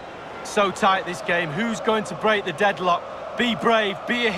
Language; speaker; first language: English; native; English